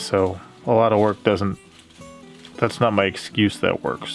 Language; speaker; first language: English; native; English